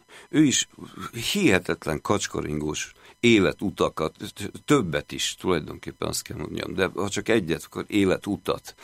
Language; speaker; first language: Hungarian; native; Hungarian